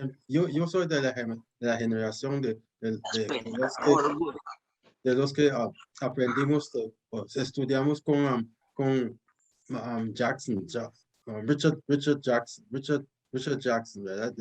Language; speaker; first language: Spanish; non-native, fluent; English